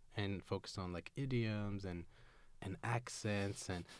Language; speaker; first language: English; non-native, fluent; Arabic